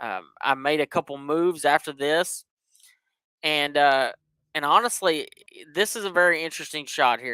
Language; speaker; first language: English; native; English